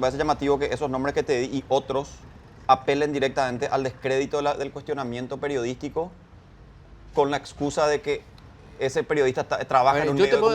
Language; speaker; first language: Spanish; native; Spanish